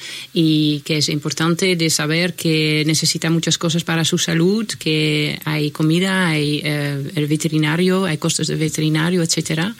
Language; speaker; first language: Spanish; non-native, fluent; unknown